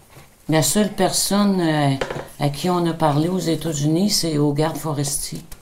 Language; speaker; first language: French; native; French